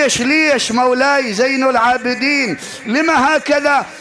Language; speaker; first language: Arabic; native; Arabic